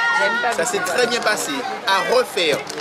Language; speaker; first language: French; native; French